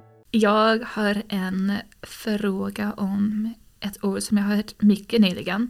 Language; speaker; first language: Swedish; non-native, fluent; English